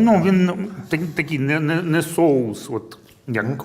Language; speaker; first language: Ukrainian; native; Ukrainian